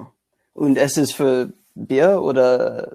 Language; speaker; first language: German; non-native, learner; English